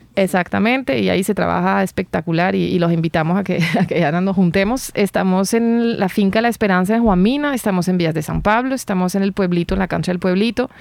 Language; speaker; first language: Spanish; non-native, fluent; French